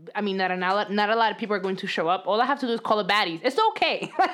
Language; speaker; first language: English; early bilingual, other home language; Spanish